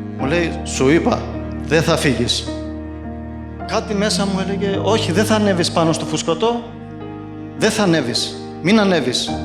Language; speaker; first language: Greek; non-native, fluent; Albanian